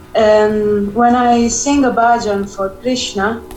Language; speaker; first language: English; non-native, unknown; Italian